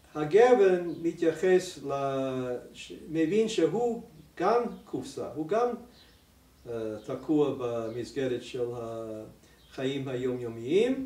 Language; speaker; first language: Hebrew; non-native, fluent; English